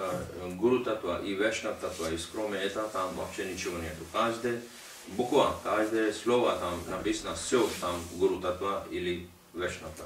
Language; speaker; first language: Russian; non-native, learner; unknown